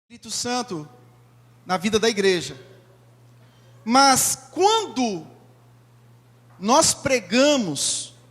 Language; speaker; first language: Portuguese; native; Portuguese